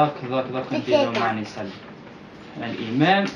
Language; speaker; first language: Arabic; native; Arabic